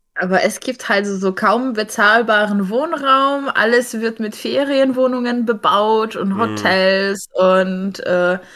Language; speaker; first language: German; non-native, fluent; Czech